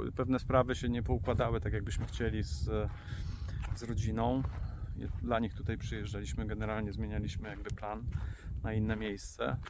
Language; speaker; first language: Polish; native; Polish